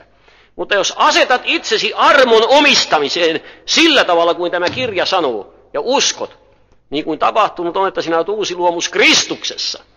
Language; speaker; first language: Finnish; native; Finnish